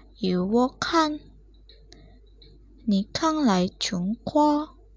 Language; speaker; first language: Chinese; non-native, learner; Indonesian